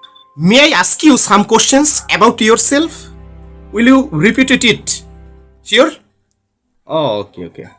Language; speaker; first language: English; non-native, learner; Bangla